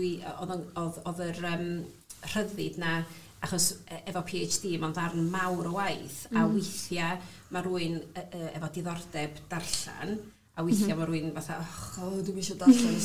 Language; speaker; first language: Welsh; native; Welsh